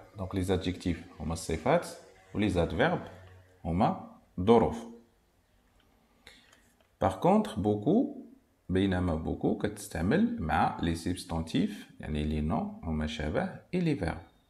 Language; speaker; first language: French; non-native, local second language; Arabic